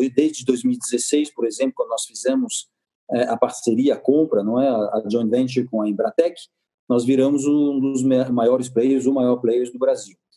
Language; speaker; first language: Portuguese; non-native, fluent; French